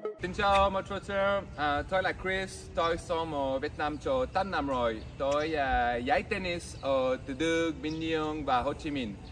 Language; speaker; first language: Vietnamese; non-native, learner; English